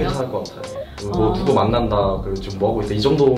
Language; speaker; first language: Korean; native; Korean